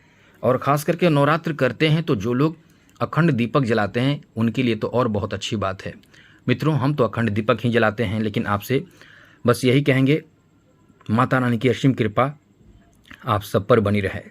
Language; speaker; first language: Hindi; native; Hindi